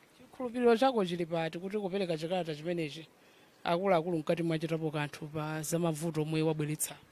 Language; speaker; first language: Nyanja; native; Nyanja